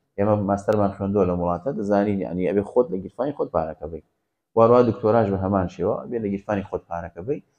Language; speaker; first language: Central Kurdish; native; Central Kurdish